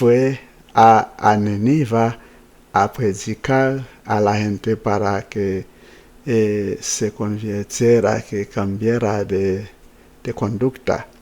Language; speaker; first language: Spanish; non-native, fluent; Haitian Creole